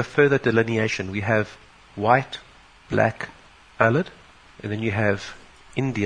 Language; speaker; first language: English; native; English